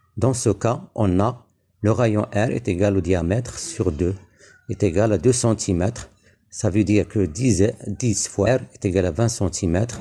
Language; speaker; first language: French; non-native, local second language; Arabic